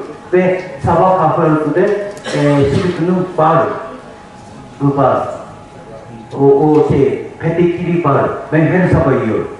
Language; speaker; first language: Turkish; non-native, learner; Japanese